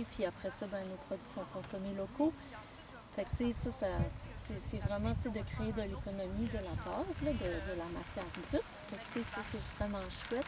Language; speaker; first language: French; native; French